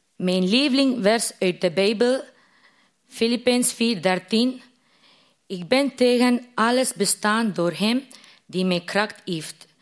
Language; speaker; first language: Dutch; non-native, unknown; Tamil